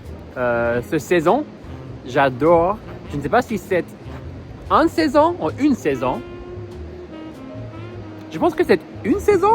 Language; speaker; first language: French; non-native, fluent; English